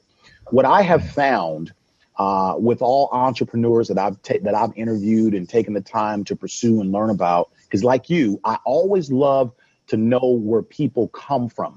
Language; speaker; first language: English; native; English